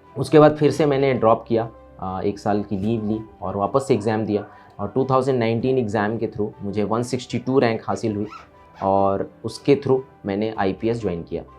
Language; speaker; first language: Hindi; native; Hindi